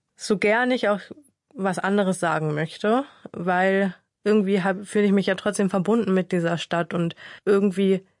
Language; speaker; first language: German; early bilingual, other home language; Vietnamese